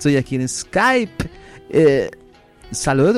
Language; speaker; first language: Spanish; non-native, learner; English